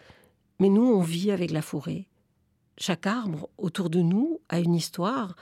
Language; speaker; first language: French; native; French